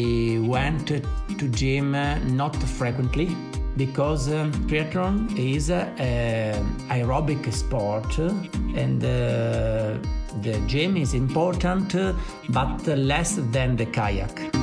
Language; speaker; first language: English; non-native, learner; Italian